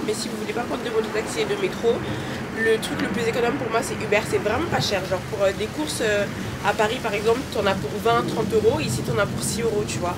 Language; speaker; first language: French; native; French